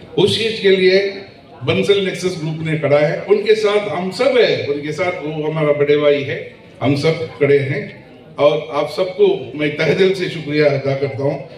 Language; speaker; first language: Hindi; non-native, local second language; Kannada